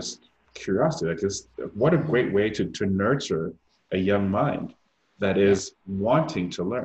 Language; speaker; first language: English; non-native, fluent; German